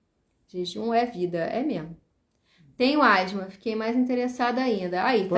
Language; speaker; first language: Portuguese; native; Portuguese